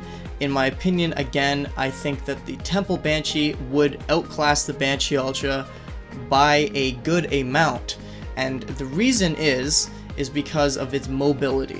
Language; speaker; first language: English; native; English